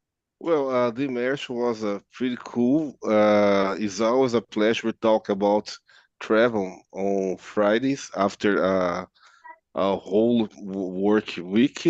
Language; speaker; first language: English; non-native, learner; Portuguese